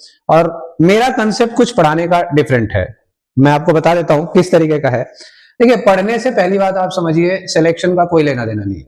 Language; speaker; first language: Hindi; native; Hindi